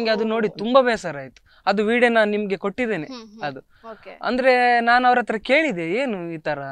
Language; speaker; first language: Kannada; native; Kannada